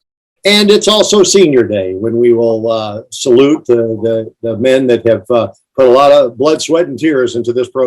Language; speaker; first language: English; native; English